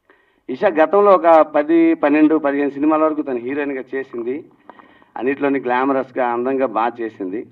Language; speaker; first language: Telugu; native; Telugu